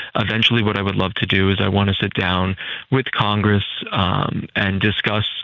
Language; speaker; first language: English; native; English